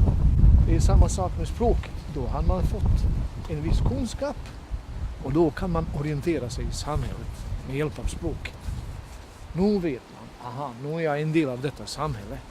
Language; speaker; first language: Swedish; non-native, fluent; Bosnian